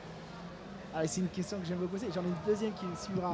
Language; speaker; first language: French; native; French